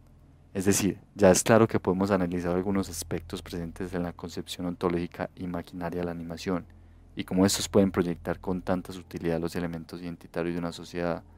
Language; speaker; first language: Spanish; native; Spanish